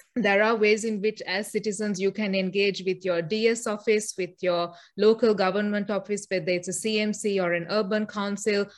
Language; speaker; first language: English; non-native, local second language; Sinhala